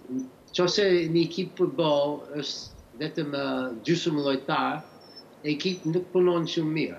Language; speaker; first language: Albanian; early bilingual, heritage; English